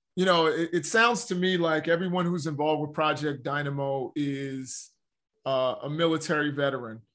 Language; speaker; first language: English; native; English